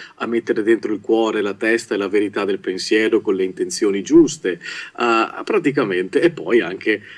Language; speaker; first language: Italian; native; Italian